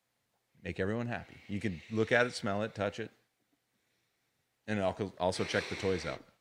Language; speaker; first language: English; native; English